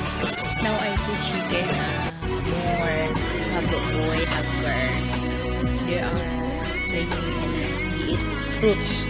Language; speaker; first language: English; non-native, local second language; Filipino